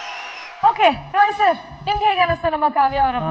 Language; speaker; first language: Kannada; native; Kannada